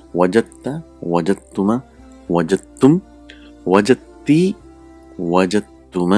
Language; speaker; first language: Arabic; non-native, fluent; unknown